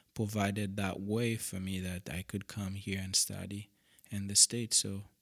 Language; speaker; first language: English; non-native, fluent; Haitian Creole